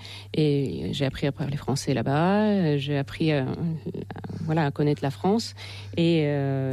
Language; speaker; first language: French; non-native, fluent; Russian